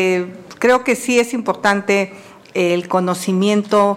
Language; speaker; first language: Spanish; native; Spanish